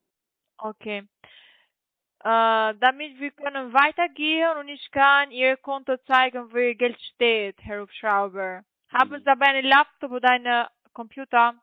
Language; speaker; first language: German; non-native, learner; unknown